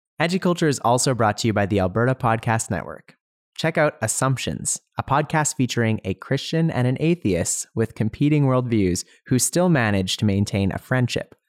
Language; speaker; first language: English; native; English